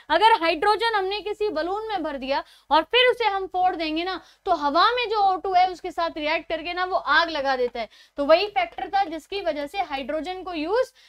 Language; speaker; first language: Hindi; native; Hindi